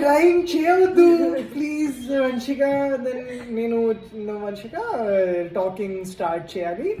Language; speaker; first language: Telugu; non-native, learner; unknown